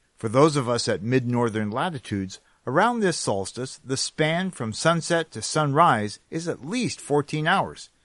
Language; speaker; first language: English; native; English